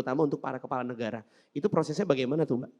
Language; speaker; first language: Indonesian; native; Indonesian